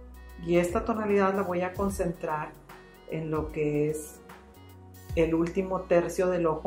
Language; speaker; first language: Spanish; native; Spanish